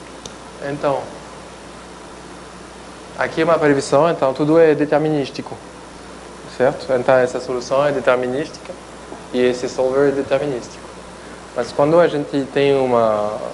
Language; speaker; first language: Portuguese; non-native, fluent; French